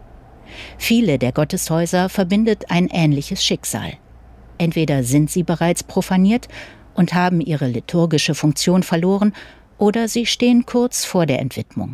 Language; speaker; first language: German; native; German